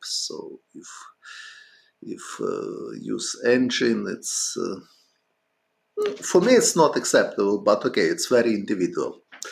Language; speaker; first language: English; non-native, fluent; Ukrainian